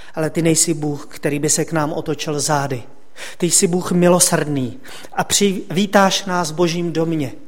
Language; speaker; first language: Czech; native; Czech